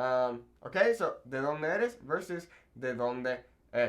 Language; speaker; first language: Spanish; non-native, fluent; English